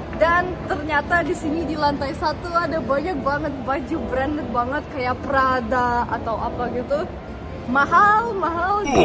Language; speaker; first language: Indonesian; early bilingual, other home language; Russian